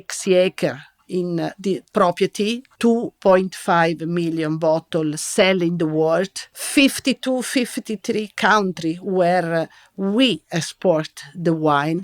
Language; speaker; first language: English; non-native, learner; Italian